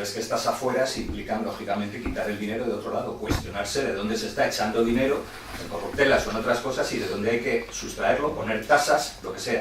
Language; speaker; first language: Spanish; native; Spanish